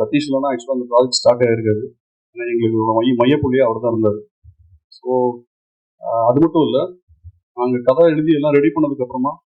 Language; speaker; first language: Tamil; native; Tamil